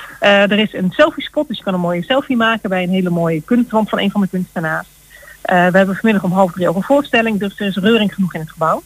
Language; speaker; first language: Dutch; native; Dutch